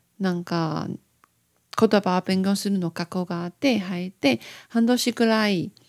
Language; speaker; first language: Japanese; non-native, learner; Chinese